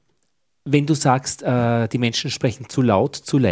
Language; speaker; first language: German; native; German